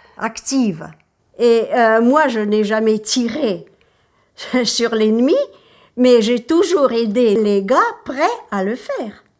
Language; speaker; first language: French; early bilingual, other home language; Russian